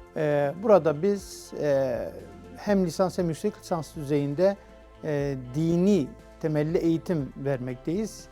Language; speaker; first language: Turkish; native; Turkish